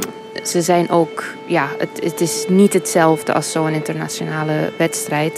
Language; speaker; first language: Dutch; early bilingual, heritage; English